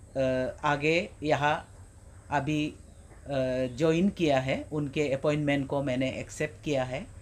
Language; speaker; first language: Hindi; non-native, local second language; Adi